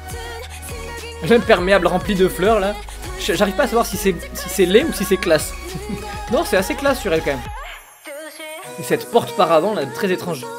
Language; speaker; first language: French; native; French